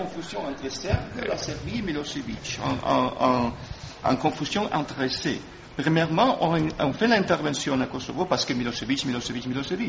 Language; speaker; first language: French; non-native, learner; Spanish